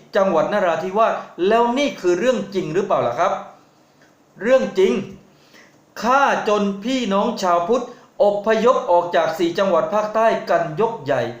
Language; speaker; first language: Thai; native; Thai